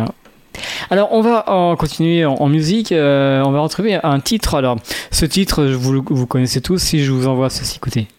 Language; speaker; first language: French; native; French